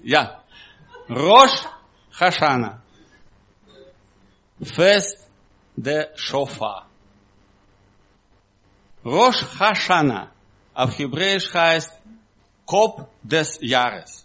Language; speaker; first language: German; non-native, learner; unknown